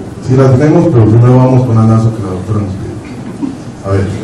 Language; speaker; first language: Spanish; native; Spanish